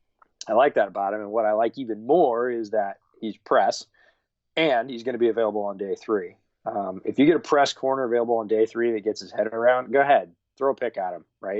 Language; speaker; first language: English; native; English